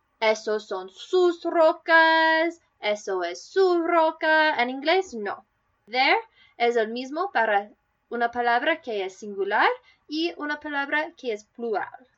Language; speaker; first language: Spanish; non-native, learner; English